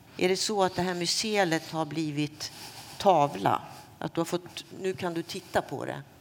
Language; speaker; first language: Swedish; native; Swedish